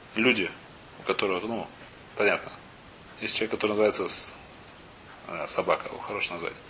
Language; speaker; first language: Russian; early bilingual, heritage; Russian